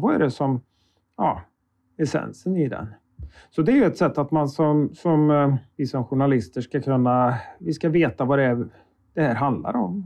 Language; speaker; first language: Swedish; native; Swedish